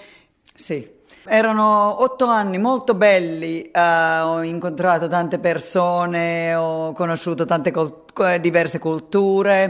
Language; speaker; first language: Italian; non-native, fluent; Finnish